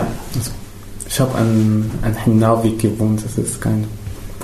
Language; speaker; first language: German; non-native, fluent; Arabic